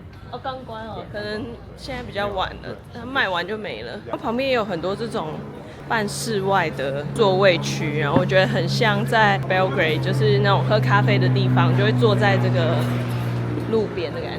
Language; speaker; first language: Chinese; non-native, fluent; Serbian